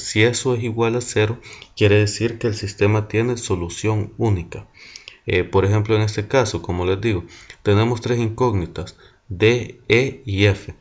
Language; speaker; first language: Spanish; native; Spanish